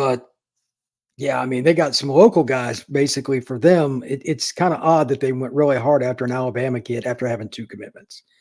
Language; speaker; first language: English; native; English